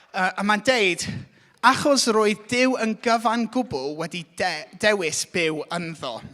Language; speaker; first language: Welsh; non-native, local second language; English